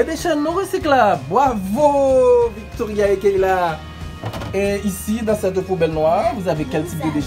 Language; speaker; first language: French; non-native, local second language; Haitian Creole